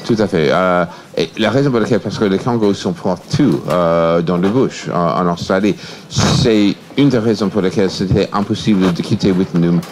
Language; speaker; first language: French; non-native, fluent; English